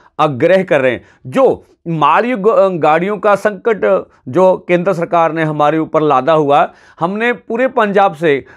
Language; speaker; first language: Hindi; non-native, local second language; Punjabi